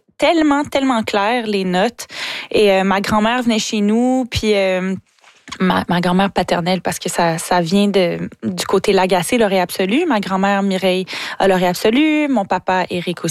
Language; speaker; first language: French; native; French